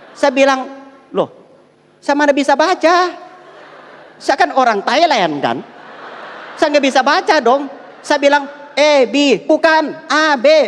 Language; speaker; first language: Indonesian; non-native, fluent; Thai